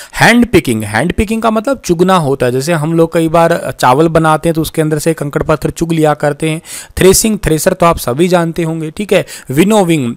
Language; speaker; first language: Hindi; native; Hindi